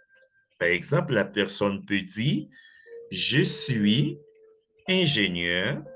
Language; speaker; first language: French; non-native, fluent; Spanish